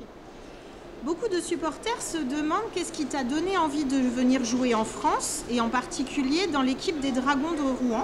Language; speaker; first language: French; native; French